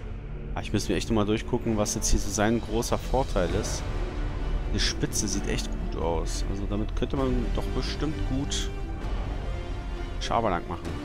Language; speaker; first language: German; native; German